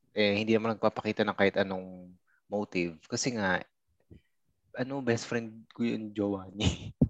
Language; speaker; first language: Filipino; native; Filipino